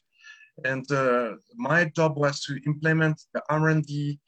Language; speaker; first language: English; non-native, fluent; French